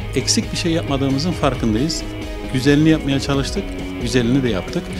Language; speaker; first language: Turkish; native; Turkish